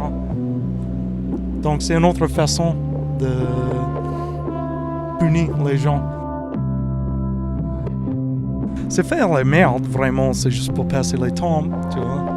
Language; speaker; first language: French; non-native, learner; English